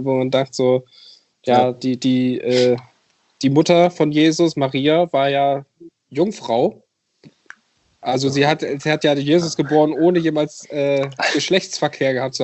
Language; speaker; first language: German; native; German